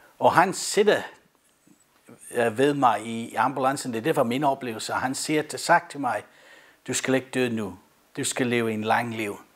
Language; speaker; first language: Danish; non-native, fluent; English